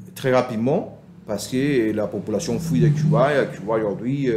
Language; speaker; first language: French; non-native, fluent; Spanish